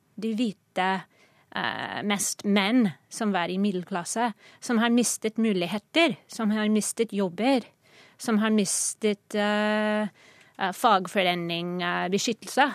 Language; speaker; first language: Norwegian; non-native, fluent; English